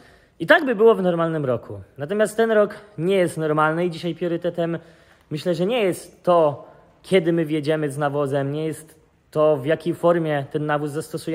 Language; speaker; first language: Polish; native; Polish